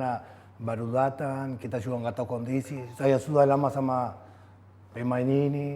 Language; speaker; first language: Indonesian; non-native, fluent; Spanish